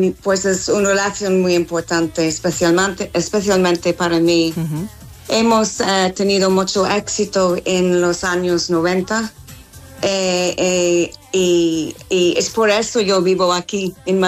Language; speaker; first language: Spanish; non-native, learner; English